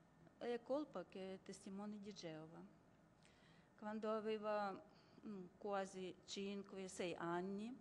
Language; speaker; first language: Italian; non-native, learner; Ukrainian